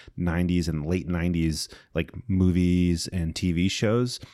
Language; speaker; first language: English; native; English